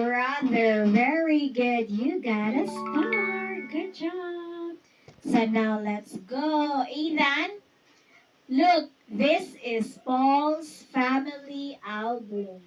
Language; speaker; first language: English; non-native, fluent; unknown